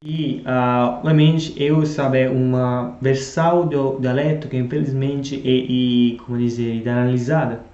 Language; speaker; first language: Portuguese; non-native, fluent; Italian